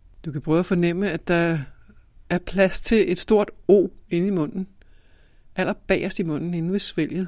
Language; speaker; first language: Danish; native; Danish